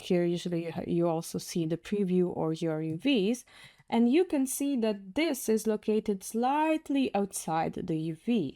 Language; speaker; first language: English; non-native, fluent; Russian